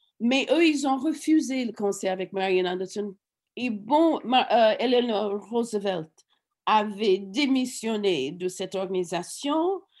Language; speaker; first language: French; non-native, fluent; English